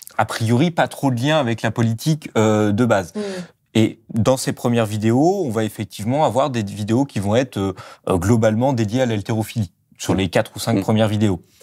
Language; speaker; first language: French; native; French